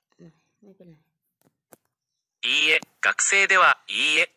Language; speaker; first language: Japanese; non-native, learner; Thai